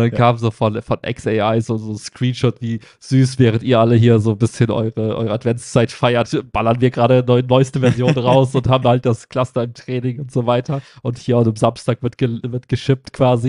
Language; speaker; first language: German; native; German